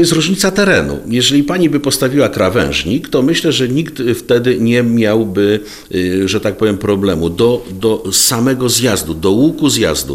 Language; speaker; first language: Polish; native; Polish